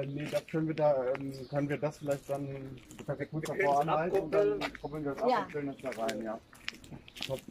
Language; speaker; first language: German; native; German